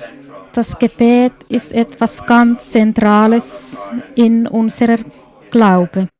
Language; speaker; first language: German; non-native, fluent; Swedish